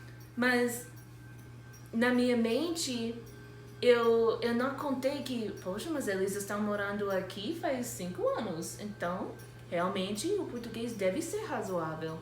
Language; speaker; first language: Portuguese; non-native, fluent; English